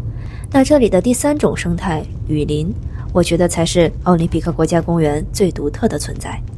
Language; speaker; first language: Chinese; native; Chinese